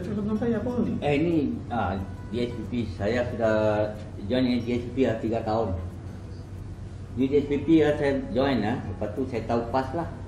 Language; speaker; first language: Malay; non-native, local second language; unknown